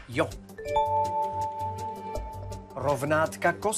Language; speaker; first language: Czech; native; Czech